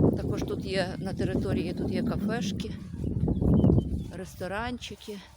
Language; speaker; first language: Ukrainian; native; Ukrainian